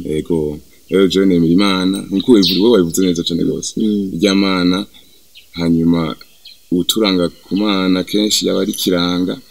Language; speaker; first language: Rundi; early bilingual, heritage; Rundi